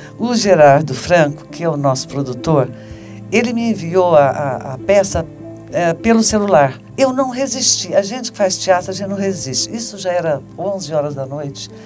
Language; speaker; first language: Portuguese; native; Portuguese